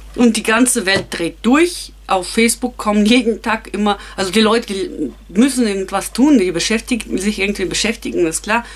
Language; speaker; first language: German; non-native, fluent; Russian